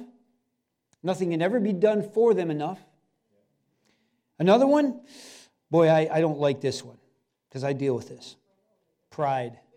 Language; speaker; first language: English; native; English